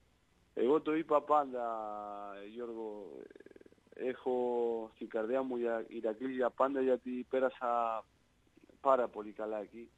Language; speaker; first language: Greek; non-native, learner; Spanish